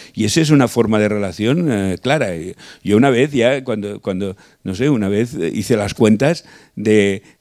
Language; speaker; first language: Spanish; non-native, local second language; Catalan